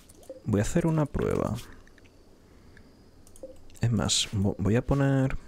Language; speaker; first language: Spanish; native; Spanish